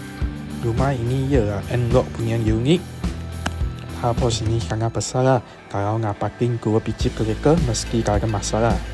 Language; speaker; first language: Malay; non-native, local second language; Chinese